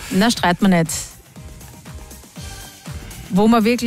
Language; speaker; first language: German; native; German